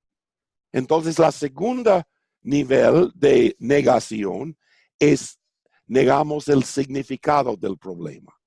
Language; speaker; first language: Spanish; non-native, fluent; English